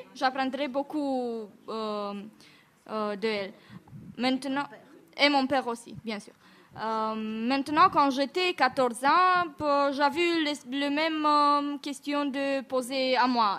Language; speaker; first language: French; non-native, fluent; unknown